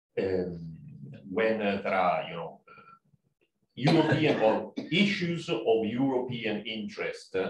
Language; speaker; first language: English; non-native, fluent; Italian